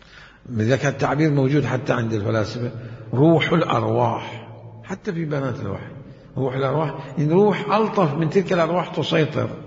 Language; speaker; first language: Arabic; native; Arabic